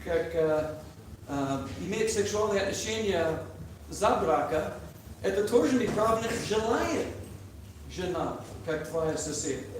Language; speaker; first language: Russian; non-native, learner; English